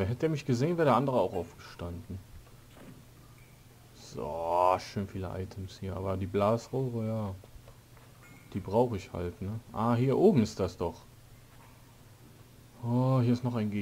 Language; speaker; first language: German; native; German